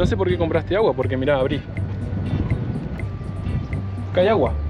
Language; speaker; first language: Spanish; native; Spanish